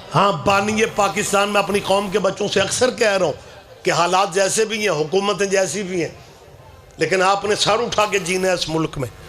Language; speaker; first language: Urdu; non-native, local second language; Punjabi